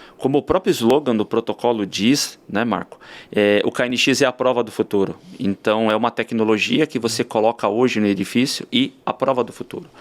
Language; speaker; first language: Portuguese; native; Portuguese